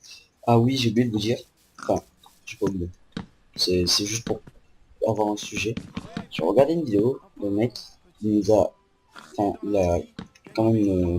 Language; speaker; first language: French; native; French